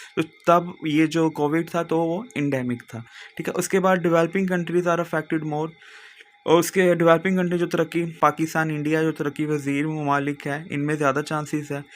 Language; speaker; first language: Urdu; non-native, local second language; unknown